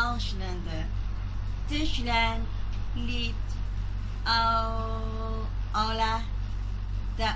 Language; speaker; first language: German; non-native, learner; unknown